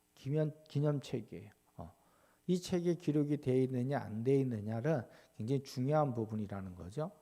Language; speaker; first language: Korean; native; Korean